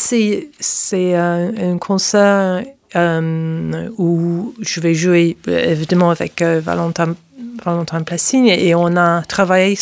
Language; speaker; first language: French; non-native, fluent; English